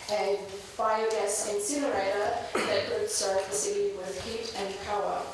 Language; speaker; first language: English; non-native, fluent; German